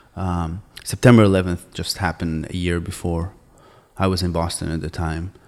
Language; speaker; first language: English; non-native, fluent; Hebrew